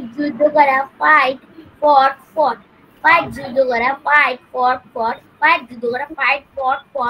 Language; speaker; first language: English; non-native, learner; Bangla